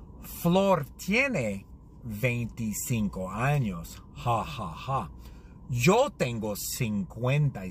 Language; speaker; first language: Spanish; non-native, learner; English